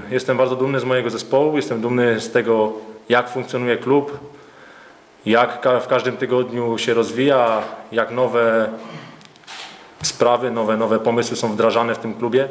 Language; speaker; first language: Polish; native; Polish